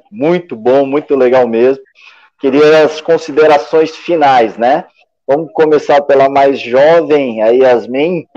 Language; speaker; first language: Portuguese; native; Portuguese